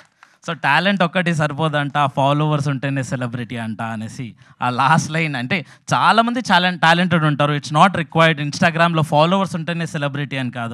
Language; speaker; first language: Telugu; native; Telugu